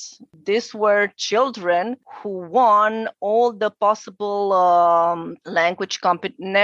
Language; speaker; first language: English; non-native, fluent; Romanian